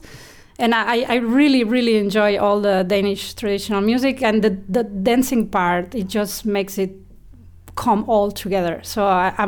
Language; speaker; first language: English; non-native, fluent; Spanish